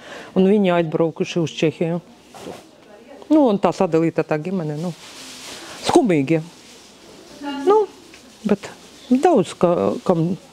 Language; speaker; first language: Latvian; non-native, learner; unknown